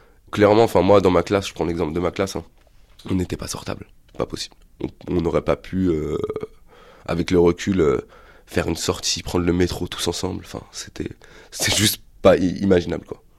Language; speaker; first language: French; native; French